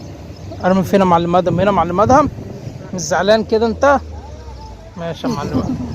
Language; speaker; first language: Arabic; native; Arabic